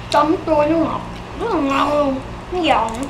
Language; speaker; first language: Vietnamese; native; Vietnamese